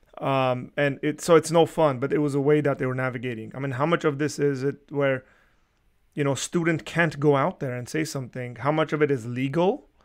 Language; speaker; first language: English; early bilingual, other home language; Armenian